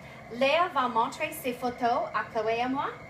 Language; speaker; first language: French; non-native, fluent; English